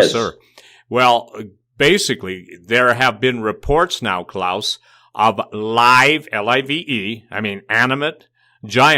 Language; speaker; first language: English; native; English